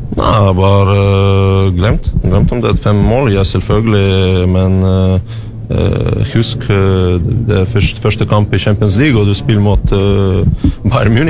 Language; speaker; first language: Norwegian; non-native, learner; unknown